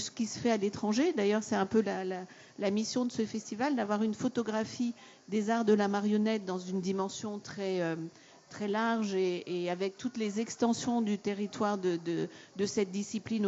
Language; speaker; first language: French; native; French